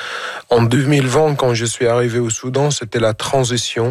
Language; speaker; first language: French; non-native, fluent; Arabic